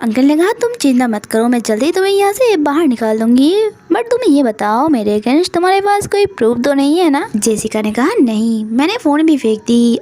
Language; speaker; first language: Hindi; non-native, local second language; Bangla